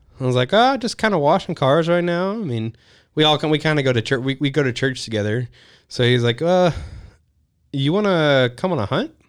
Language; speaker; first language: English; native; English